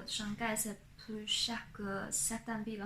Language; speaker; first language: French; non-native, fluent; Chinese